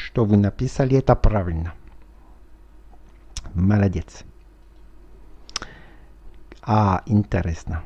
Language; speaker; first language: Russian; non-native, fluent; French